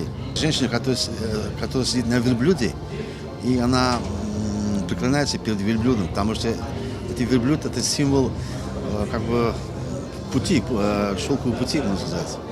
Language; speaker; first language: Russian; non-native, local second language; Kazakh